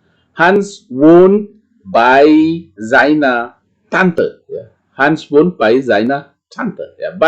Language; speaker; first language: German; non-native, fluent; Indonesian